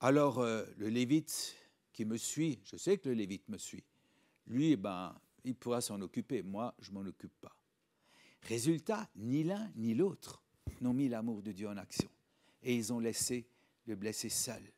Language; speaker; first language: French; native; French